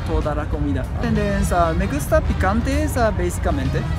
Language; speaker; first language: Spanish; non-native, learner; Japanese